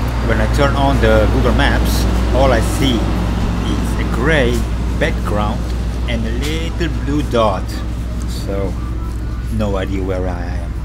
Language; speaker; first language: English; non-native, fluent; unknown